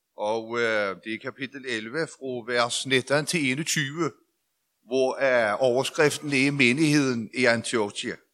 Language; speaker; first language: Danish; native; Danish